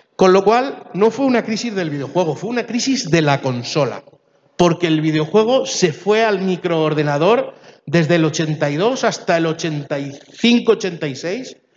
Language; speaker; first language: Spanish; early bilingual, other home language; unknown